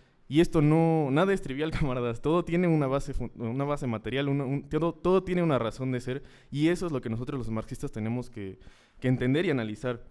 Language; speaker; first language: Spanish; native; Spanish